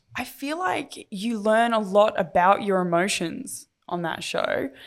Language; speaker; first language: English; native; English